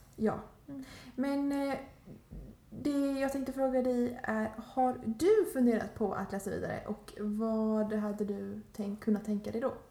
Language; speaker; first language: Swedish; early bilingual, other home language; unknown